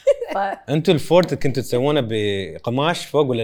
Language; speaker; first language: Arabic; native; Arabic